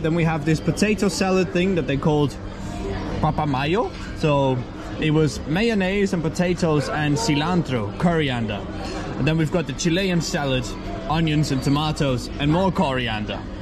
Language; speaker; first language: English; non-native, fluent; Danish